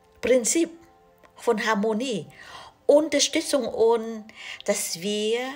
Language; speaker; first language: German; non-native, learner; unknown